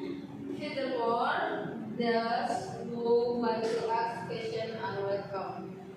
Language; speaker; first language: English; non-native, learner; Indonesian